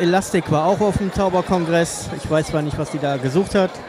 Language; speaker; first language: German; native; German